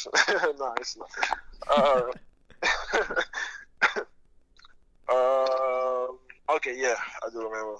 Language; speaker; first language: English; non-native, local second language; French